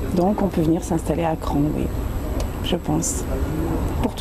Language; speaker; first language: French; native; French